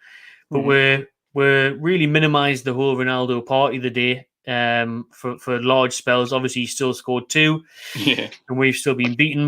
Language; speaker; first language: English; native; English